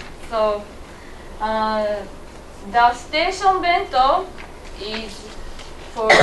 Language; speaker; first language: English; non-native, learner; Japanese